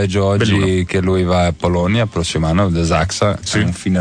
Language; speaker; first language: Italian; non-native, learner; Dutch